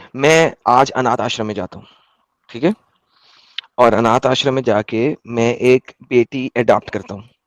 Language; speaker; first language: Hindi; native; Hindi